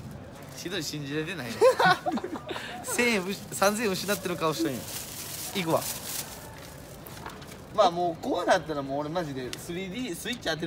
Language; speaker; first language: Japanese; native; Japanese